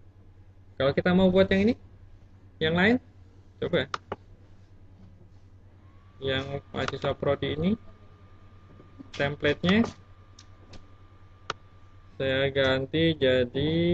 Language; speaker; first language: Indonesian; native; Indonesian